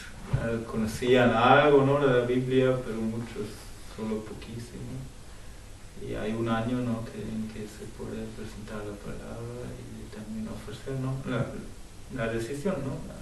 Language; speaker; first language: Spanish; non-native, fluent; German